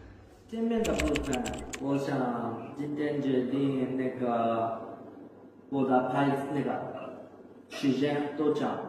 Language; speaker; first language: Chinese; non-native, learner; Japanese